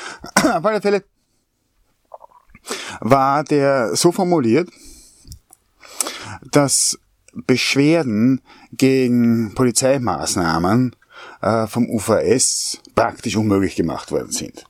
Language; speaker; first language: German; native; German